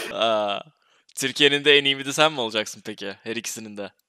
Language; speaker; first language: Turkish; native; Turkish